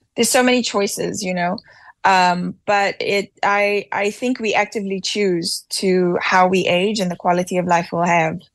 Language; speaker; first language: English; native; English